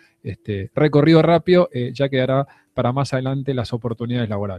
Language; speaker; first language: Spanish; native; Spanish